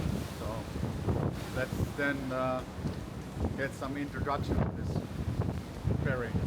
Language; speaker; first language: English; non-native, fluent; Finnish